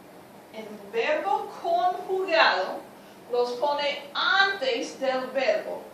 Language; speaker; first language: Spanish; non-native, fluent; English